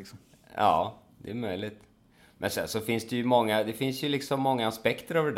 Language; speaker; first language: Swedish; native; Swedish